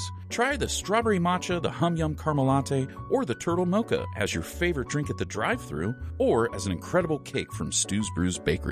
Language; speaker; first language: English; native; English